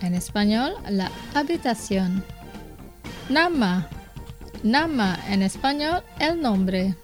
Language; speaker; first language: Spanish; non-native, fluent; Indonesian